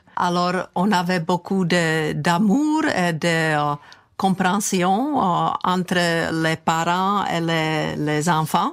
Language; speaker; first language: French; non-native, fluent; Czech